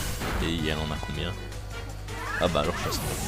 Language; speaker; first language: French; native; French